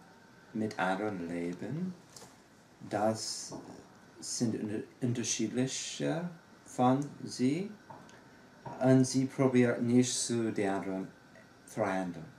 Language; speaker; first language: German; non-native, learner; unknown